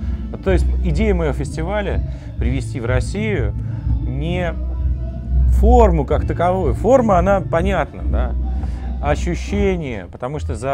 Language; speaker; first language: Russian; native; Russian